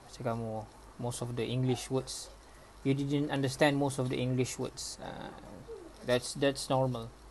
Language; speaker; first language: English; non-native, local second language; Malay